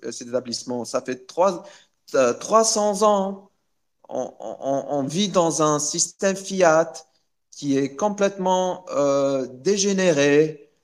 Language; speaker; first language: French; non-native, local second language; Arabic